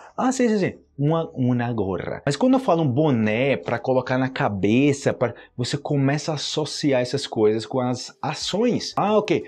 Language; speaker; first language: Portuguese; native; Portuguese